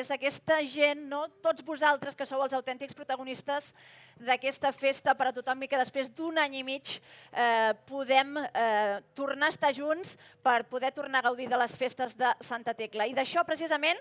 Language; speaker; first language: Catalan; native; Catalan